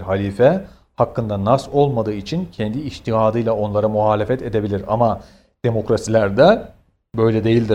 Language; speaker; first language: Turkish; native; Turkish